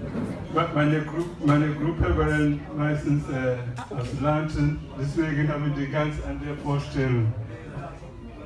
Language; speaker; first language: German; non-native, learner; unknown